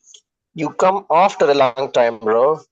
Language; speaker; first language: English; non-native, learner; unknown